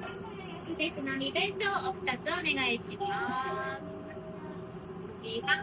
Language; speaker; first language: Japanese; native; Japanese